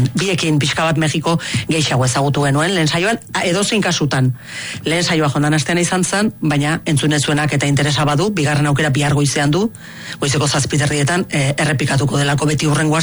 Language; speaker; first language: Basque; native; Basque